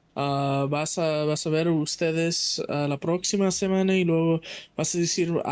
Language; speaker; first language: Spanish; non-native, learner; English